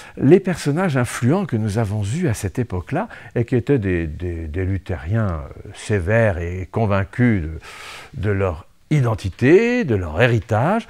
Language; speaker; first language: French; native; French